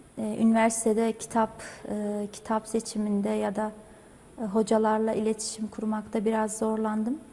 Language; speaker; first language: Turkish; non-native, fluent; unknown